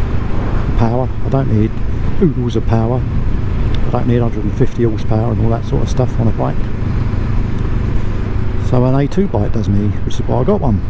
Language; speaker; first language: English; native; English